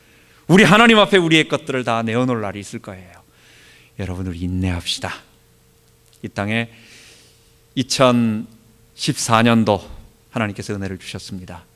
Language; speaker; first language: Korean; native; Korean